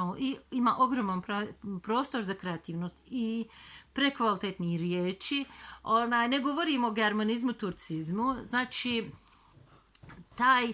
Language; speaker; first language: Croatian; non-native, fluent; Turkish